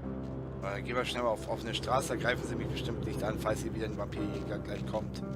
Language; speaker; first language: German; native; German